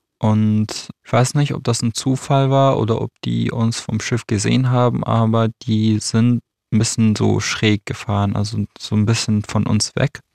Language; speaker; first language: German; non-native, fluent; Arabic